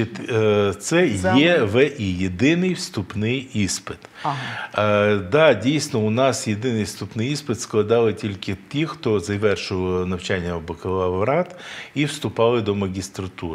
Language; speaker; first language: Ukrainian; native; Ukrainian